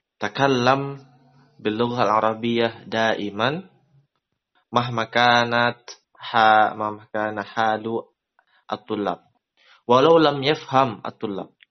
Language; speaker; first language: Arabic; non-native, fluent; Indonesian